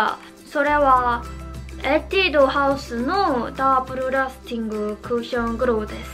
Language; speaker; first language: Japanese; non-native, fluent; Korean